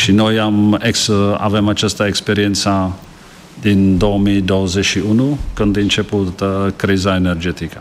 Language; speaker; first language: Romanian; non-native, learner; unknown